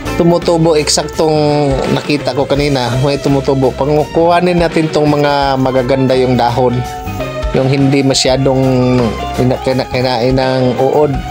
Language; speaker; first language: Filipino; non-native, local second language; Cebuano